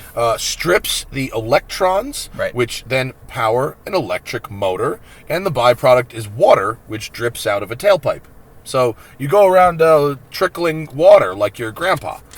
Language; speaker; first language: English; native; English